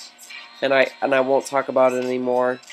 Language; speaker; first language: English; native; English